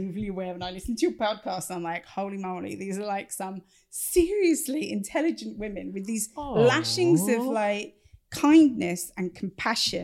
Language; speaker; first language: English; native; English